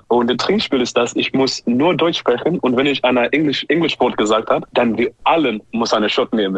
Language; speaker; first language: German; non-native, learner; English